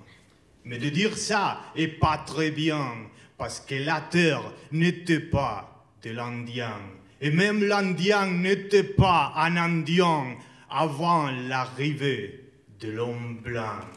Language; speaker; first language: French; non-native, learner; Spanish